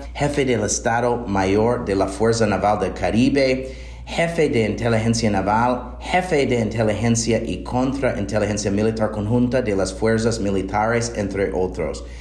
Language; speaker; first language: Spanish; non-native, fluent; English